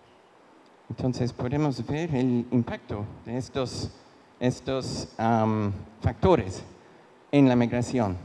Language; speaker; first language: Spanish; non-native, fluent; English